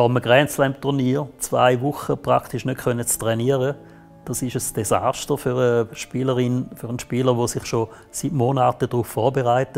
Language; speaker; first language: German; native; German